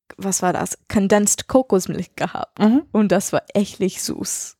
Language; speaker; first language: German; non-native, learner; English